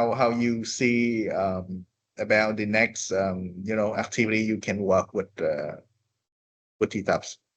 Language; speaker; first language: English; non-native, fluent; Vietnamese